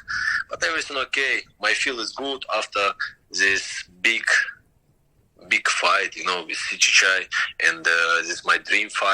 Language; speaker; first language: English; non-native, learner; Russian